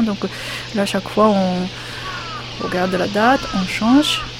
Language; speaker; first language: French; non-native, learner; Japanese